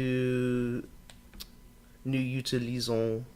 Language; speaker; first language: French; non-native, learner; English